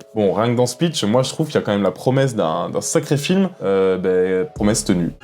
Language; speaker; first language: French; native; French